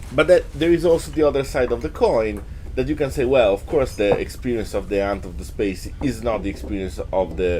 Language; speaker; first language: English; non-native, fluent; Italian